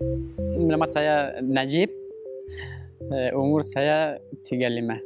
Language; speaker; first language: Indonesian; non-native, learner; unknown